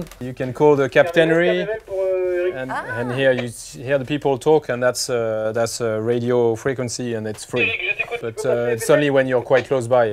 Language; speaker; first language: English; non-native, fluent; French